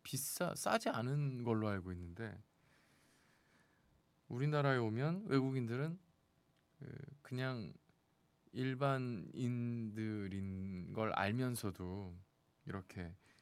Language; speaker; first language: Korean; native; Korean